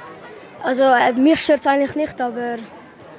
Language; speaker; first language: German; non-native, learner; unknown